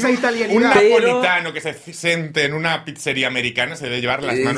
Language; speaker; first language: Spanish; native; Spanish